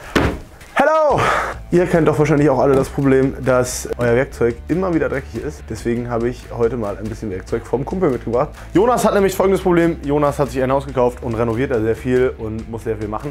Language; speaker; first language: German; native; German